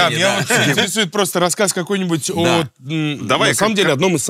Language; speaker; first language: Russian; native; Russian